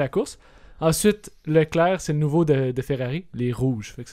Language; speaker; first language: French; native; French